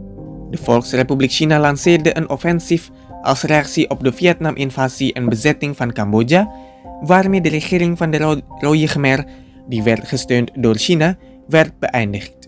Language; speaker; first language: Dutch; non-native, fluent; Indonesian